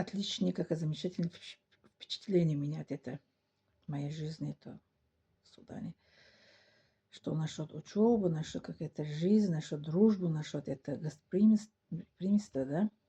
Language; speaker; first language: Russian; non-native, local second language; Tajik